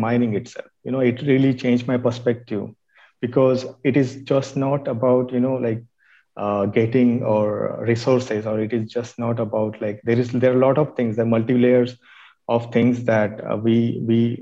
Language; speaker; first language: English; non-native, local second language; Marathi